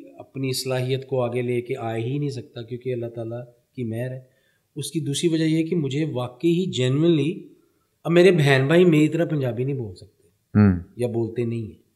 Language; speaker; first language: Urdu; early bilingual, heritage; Punjabi